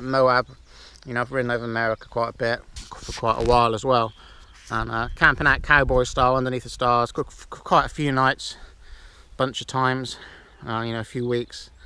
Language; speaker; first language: English; native; English